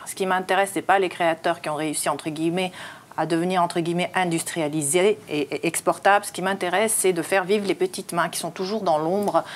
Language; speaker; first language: French; native; French